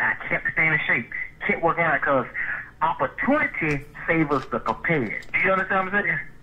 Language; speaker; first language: English; native; English